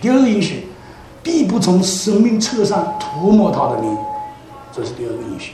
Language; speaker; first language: Chinese; native; Chinese